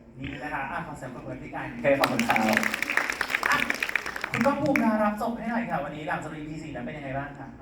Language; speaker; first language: Thai; native; Thai